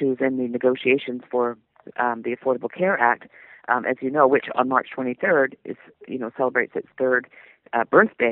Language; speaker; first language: English; native; English